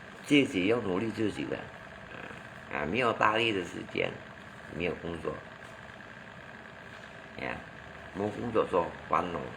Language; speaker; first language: Chinese; non-native, learner; Hakka Chinese